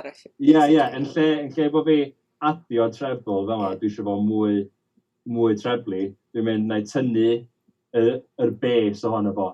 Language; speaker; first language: Welsh; native; Welsh